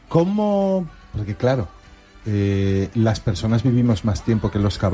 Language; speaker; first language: Spanish; native; Spanish